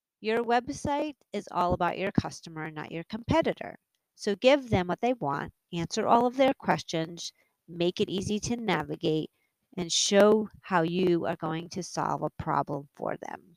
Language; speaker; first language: English; native; English